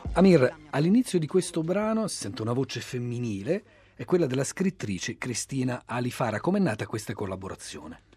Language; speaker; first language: Italian; native; Italian